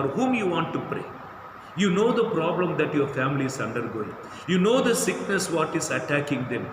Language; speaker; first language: English; non-native, local second language; Telugu